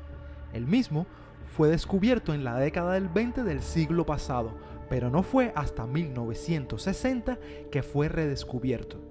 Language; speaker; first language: Spanish; native; Spanish